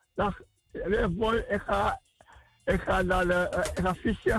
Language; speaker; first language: Dutch; non-native, learner; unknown